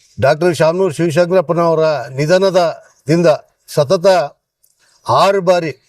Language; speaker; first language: Kannada; non-native, local second language; Urdu